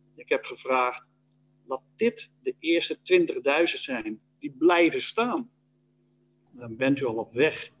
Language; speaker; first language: Dutch; native; Dutch